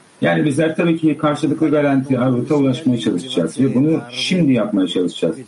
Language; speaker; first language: Turkish; native; Turkish